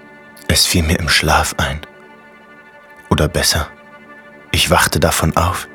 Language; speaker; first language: German; native; German